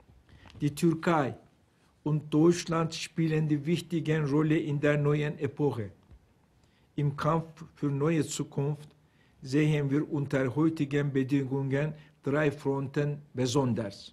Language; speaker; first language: German; non-native, fluent; Turkish